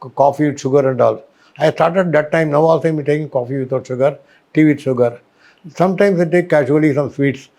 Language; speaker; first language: English; non-native, local second language; Tamil